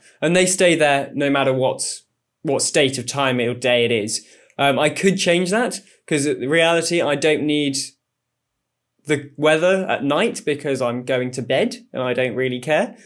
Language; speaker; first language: English; native; English